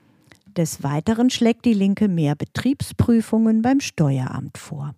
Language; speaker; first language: German; native; German